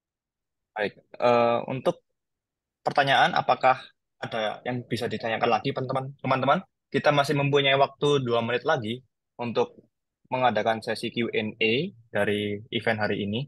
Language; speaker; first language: Indonesian; native; Indonesian